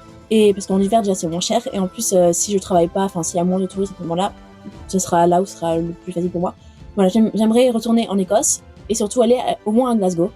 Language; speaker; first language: French; native; French